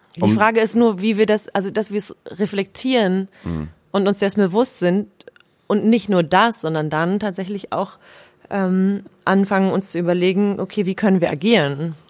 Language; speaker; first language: German; native; German